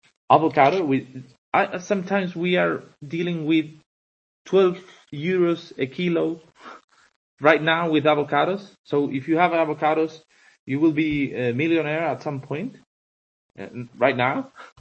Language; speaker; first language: English; non-native, fluent; Spanish